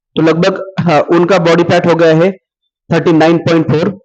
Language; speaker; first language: Hindi; non-native, local second language; Marathi